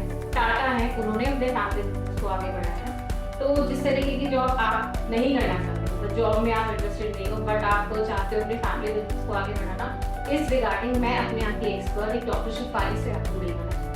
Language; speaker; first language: Hindi; native; Hindi